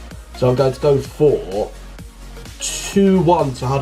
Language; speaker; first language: English; native; English